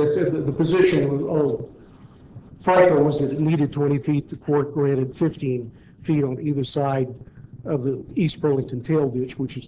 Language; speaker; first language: English; native; English